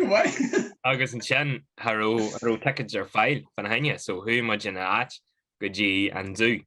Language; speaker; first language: Irish; non-native, local second language; English